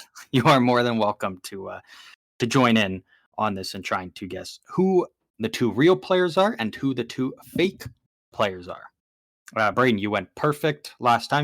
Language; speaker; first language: English; native; English